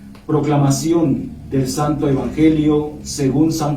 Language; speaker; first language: Spanish; native; Spanish